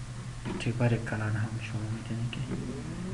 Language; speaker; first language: Persian; non-native, local second language; Pashto